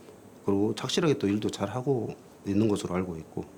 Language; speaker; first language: Korean; native; Korean